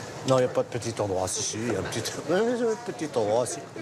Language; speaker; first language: French; native; French